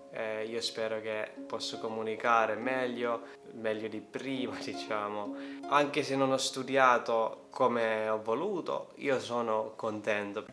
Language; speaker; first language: Italian; non-native, learner; Finnish